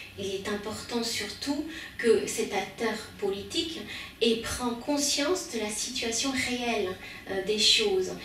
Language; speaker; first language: French; early bilingual, other home language; Khmer